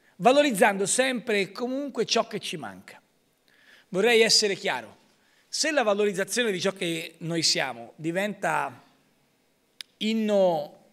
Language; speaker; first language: Italian; native; Italian